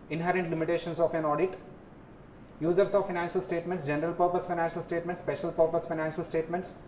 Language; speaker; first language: English; non-native, local second language; Telugu